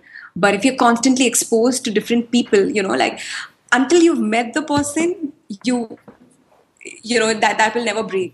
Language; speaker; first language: English; non-native, local second language; Hindi